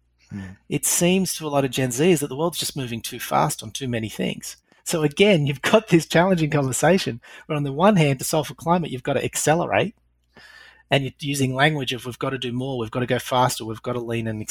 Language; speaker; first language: English; native; English